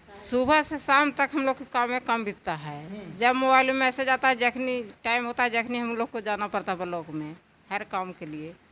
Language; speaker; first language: Hindi; native; Hindi